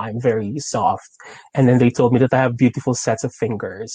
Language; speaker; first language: English; non-native, local second language; Filipino